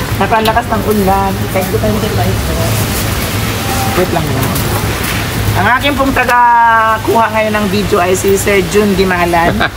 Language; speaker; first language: Filipino; native; Filipino